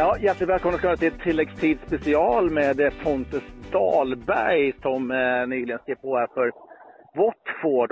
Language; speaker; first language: Swedish; native; Swedish